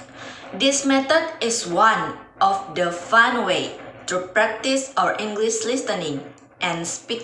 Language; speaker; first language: English; non-native, learner; Indonesian